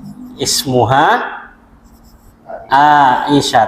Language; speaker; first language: Arabic; non-native, fluent; Indonesian